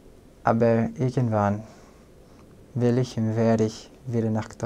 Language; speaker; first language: German; non-native, fluent; English